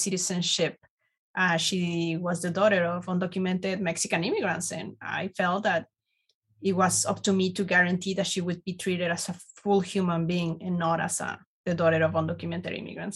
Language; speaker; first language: English; non-native, fluent; Spanish